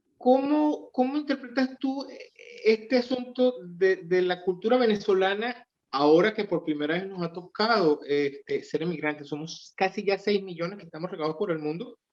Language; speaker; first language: Spanish; native; Spanish